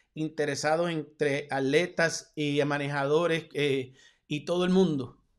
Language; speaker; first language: Spanish; native; Spanish